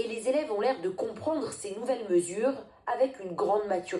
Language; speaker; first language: French; native; French